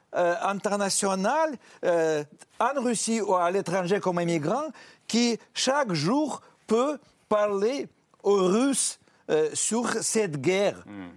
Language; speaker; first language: French; non-native, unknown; Russian